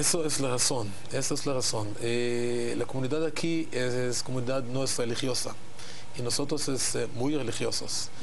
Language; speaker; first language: Spanish; non-native, learner; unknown